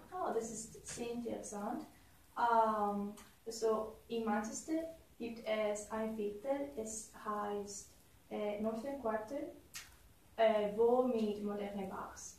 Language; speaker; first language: German; non-native, learner; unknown